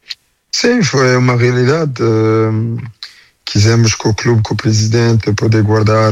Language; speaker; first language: Portuguese; early bilingual, heritage; French